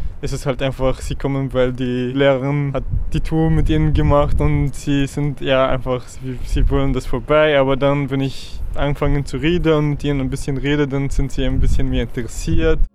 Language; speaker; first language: German; non-native, fluent; Arabic